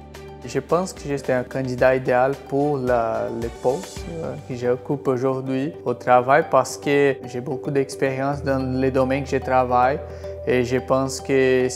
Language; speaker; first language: French; non-native, fluent; Portuguese